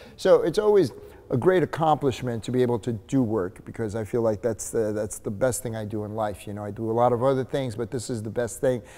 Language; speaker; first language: English; native; English